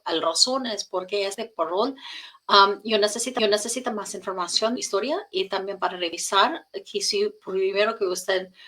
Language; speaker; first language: Spanish; non-native, learner; English